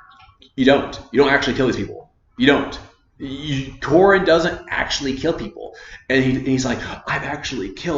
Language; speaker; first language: English; native; English